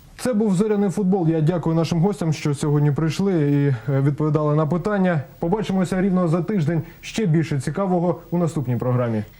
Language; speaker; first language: Ukrainian; non-native, local second language; Russian